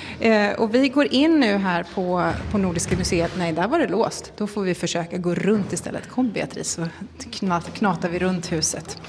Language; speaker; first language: Swedish; native; Swedish